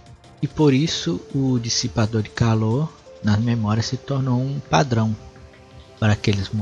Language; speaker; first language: Portuguese; native; Portuguese